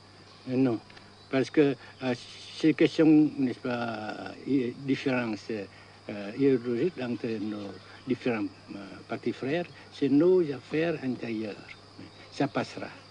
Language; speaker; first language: French; non-native, fluent; Vietnamese